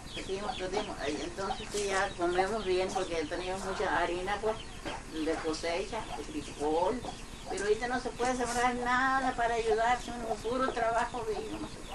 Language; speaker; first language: Spanish; non-native, local second language; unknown